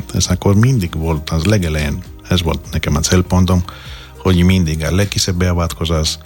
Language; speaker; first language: Hungarian; non-native, fluent; Greek